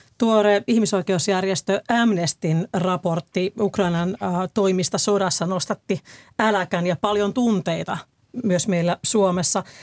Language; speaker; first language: Finnish; native; Finnish